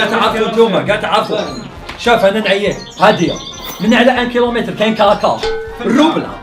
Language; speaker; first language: Arabic; native; Arabic